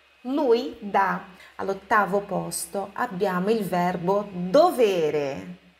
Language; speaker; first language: Italian; non-native, fluent; Portuguese